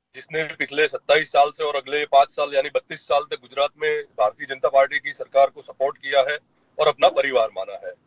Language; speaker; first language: Hindi; non-native, local second language; Gujarati